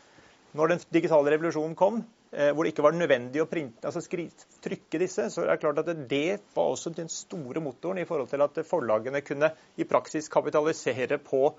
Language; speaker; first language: Norwegian; native; Norwegian